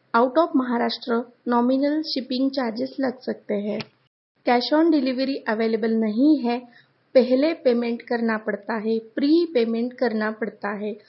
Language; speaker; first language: Hindi; non-native, local second language; Marathi